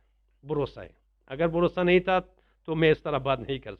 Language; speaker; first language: Hindi; non-native, learner; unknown